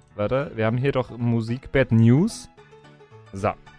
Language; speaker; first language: German; native; German